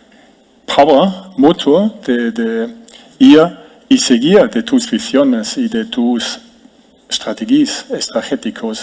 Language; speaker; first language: Spanish; non-native, fluent; German